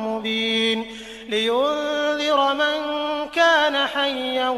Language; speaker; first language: Arabic; native; Arabic